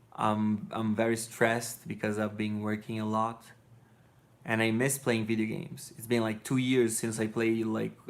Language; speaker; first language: English; non-native, fluent; Portuguese